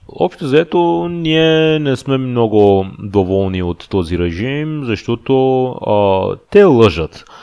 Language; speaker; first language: Bulgarian; non-native, fluent; Persian